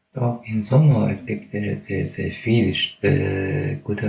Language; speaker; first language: German; non-native, learner; Chinese